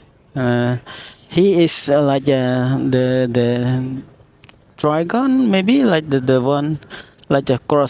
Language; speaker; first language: English; non-native, learner; Khmer